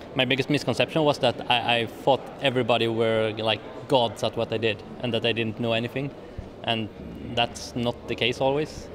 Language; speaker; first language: English; non-native, fluent; Swedish